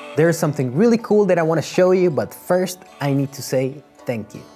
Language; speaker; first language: English; non-native, fluent; Spanish